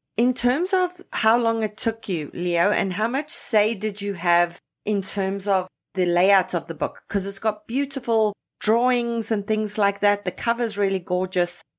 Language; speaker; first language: English; native; English